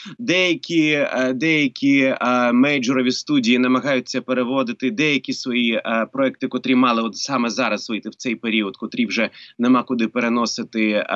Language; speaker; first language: Ukrainian; native; Ukrainian